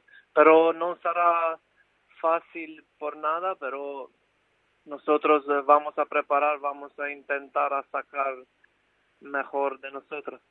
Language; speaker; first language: Spanish; non-native, fluent; Albanian